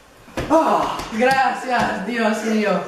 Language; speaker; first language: Spanish; non-native, learner; French